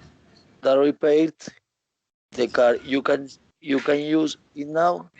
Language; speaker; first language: English; non-native, learner; Spanish